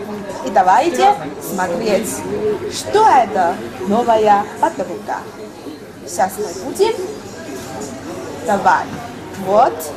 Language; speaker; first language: Russian; non-native, learner; Chinese